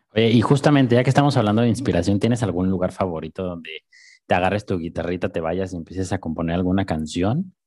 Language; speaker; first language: Spanish; native; Spanish